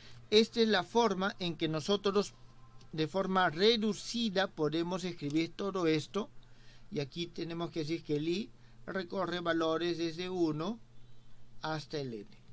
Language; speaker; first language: Spanish; native; Spanish